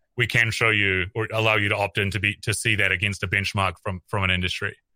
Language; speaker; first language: English; native; English